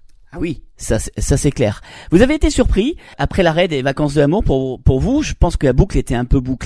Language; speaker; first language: French; native; French